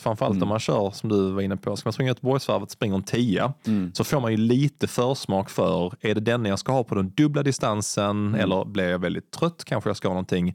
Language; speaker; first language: Swedish; native; Swedish